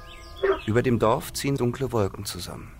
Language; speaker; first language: German; native; German